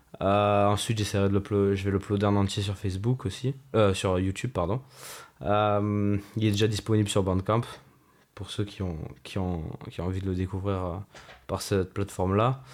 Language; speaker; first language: French; native; French